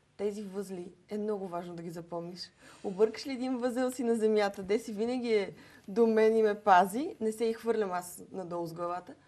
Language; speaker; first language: Bulgarian; native; Bulgarian